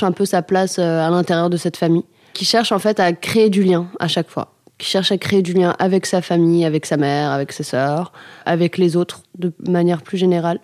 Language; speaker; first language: French; native; French